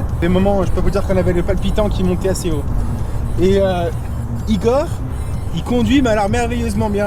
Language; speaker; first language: French; native; French